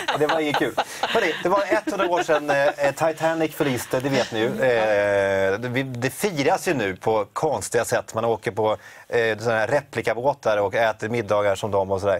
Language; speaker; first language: Swedish; native; Swedish